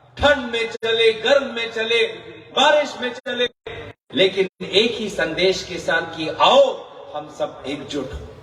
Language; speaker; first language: Hindi; non-native, local second language; Assamese